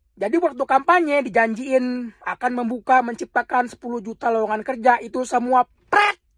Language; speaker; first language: Indonesian; native; Indonesian